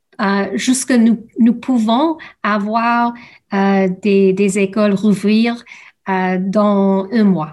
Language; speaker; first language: French; non-native, learner; English